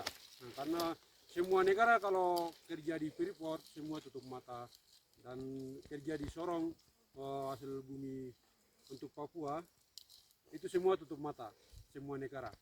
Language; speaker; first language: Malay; non-native, local second language; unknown